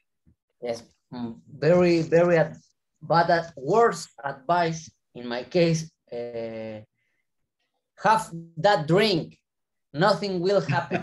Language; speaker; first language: English; non-native, learner; Spanish